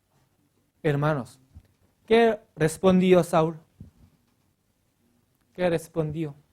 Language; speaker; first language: Spanish; non-native, learner; Korean